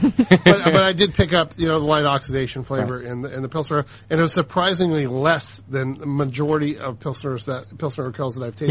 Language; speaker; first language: English; native; English